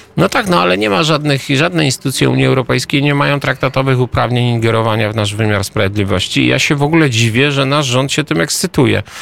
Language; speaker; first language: Polish; native; Polish